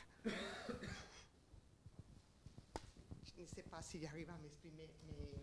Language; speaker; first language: French; non-native, learner; Spanish